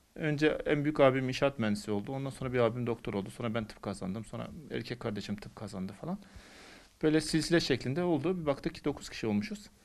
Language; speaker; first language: Turkish; non-native, local second language; Kurdish